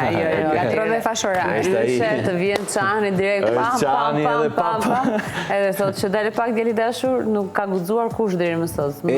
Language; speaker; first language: Albanian; native; Albanian